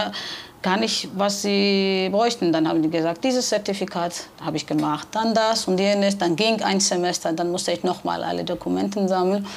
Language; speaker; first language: German; non-native, fluent; Georgian